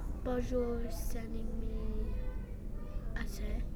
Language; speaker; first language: French; non-native, learner; English